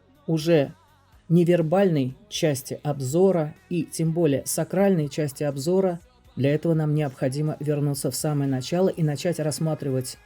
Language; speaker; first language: Russian; native; Russian